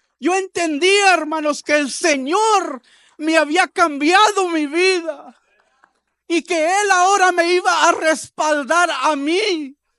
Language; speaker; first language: Spanish; early bilingual, heritage; Spanish